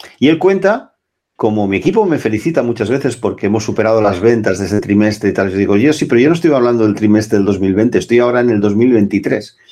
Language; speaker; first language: Spanish; non-native, local second language; Catalan